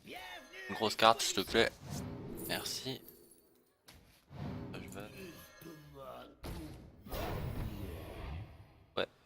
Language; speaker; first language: French; native; French